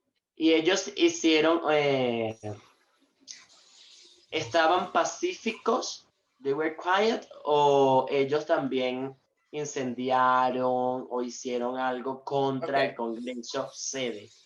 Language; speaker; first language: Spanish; non-native, fluent; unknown